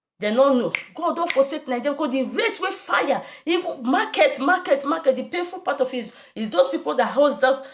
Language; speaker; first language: Nigerian Pidgin; non-native, local second language; Igbo